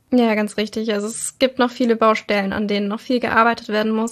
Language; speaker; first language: German; native; German